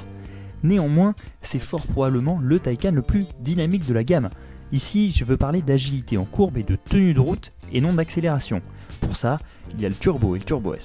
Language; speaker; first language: French; native; French